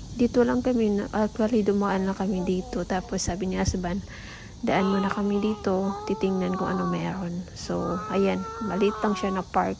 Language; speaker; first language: Filipino; non-native, local second language; Cebuano